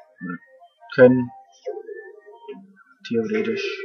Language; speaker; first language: German; native; German